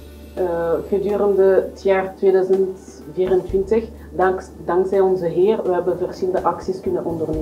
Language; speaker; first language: Dutch; non-native, learner; French